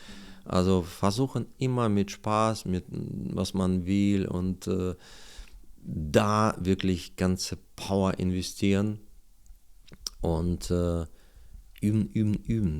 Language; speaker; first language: German; non-native, learner; Russian